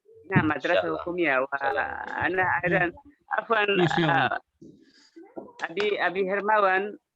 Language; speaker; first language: Arabic; non-native, learner; Indonesian